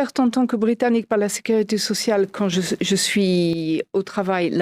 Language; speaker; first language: French; non-native, fluent; English